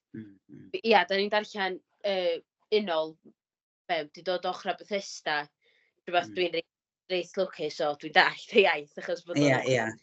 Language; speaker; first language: Welsh; native; Welsh